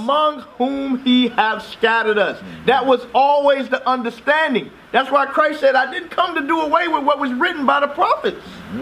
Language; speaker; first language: English; native; English